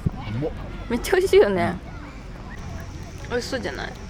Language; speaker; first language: Japanese; native; Japanese